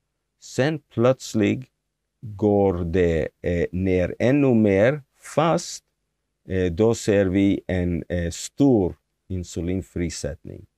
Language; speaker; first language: Swedish; non-native, fluent; Hebrew